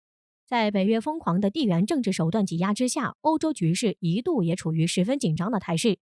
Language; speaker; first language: Chinese; native; Chinese